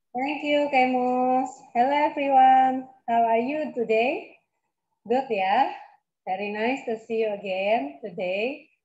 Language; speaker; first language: English; non-native, fluent; Indonesian